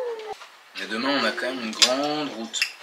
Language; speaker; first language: French; native; French